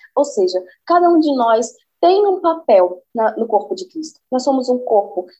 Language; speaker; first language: Portuguese; native; Portuguese